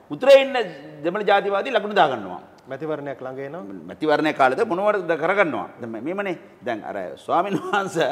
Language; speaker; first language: Sinhala; non-native, local second language; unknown